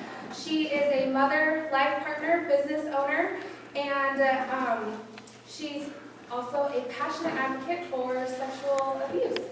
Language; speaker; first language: English; native; English